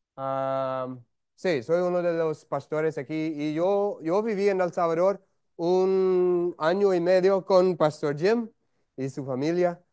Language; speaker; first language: Spanish; non-native, fluent; English